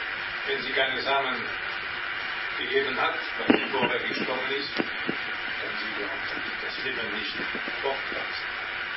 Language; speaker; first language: German; non-native, fluent; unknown